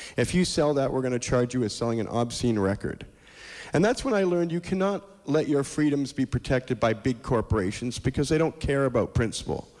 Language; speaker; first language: English; native; English